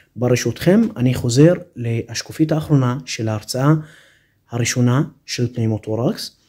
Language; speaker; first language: Hebrew; non-native, local second language; Arabic